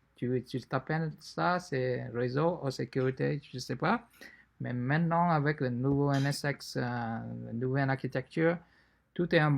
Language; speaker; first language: French; non-native, fluent; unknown